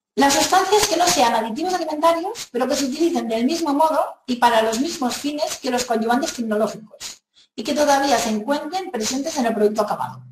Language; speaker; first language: Spanish; non-native, local second language; Catalan